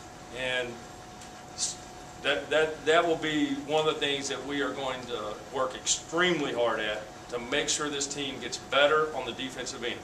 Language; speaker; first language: English; native; English